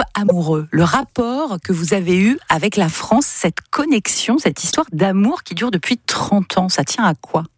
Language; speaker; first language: French; native; French